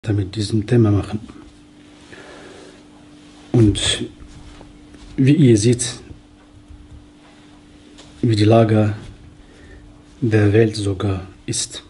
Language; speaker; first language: German; non-native, fluent; Arabic